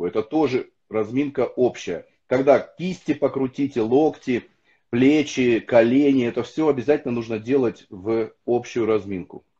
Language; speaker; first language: Russian; native; Russian